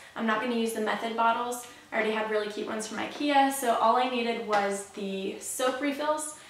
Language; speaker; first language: English; native; English